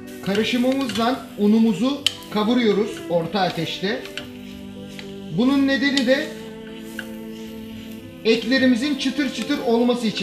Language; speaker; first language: Turkish; native; Turkish